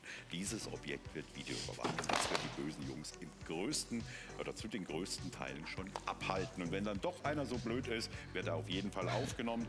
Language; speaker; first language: German; native; German